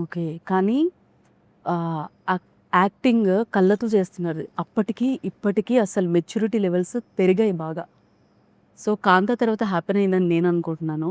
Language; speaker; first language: Telugu; native; Telugu